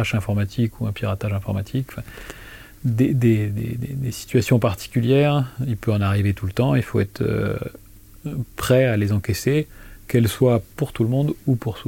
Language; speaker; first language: French; native; French